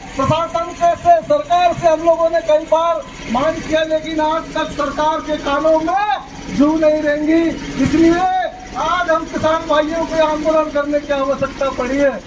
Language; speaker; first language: Hindi; native; Hindi